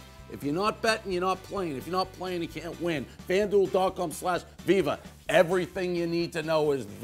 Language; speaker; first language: English; native; English